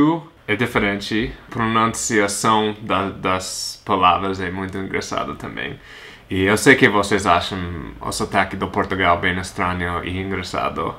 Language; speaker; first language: Portuguese; non-native, fluent; English